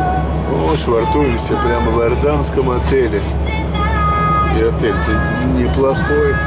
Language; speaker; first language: Russian; native; Russian